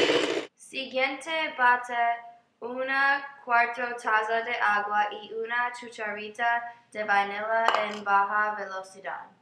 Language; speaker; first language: Spanish; non-native, learner; English